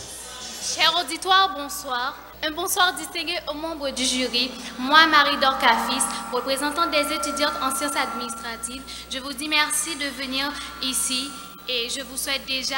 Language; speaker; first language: French; non-native, local second language; Haitian Creole